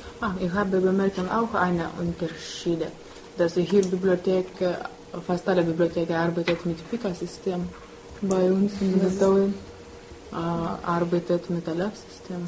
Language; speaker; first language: German; non-native, learner; Lithuanian